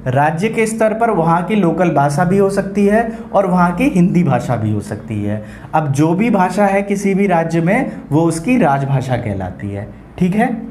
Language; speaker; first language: Hindi; non-native, local second language; Maithili